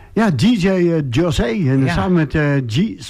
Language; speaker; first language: Dutch; native; Dutch